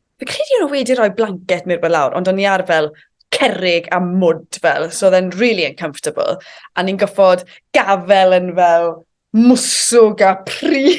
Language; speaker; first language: Welsh; native; Welsh